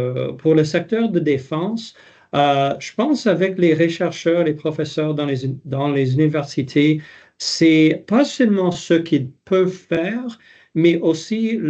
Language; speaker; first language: French; non-native, local second language; English